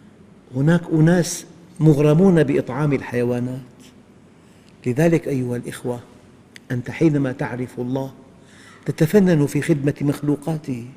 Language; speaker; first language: Arabic; native; Arabic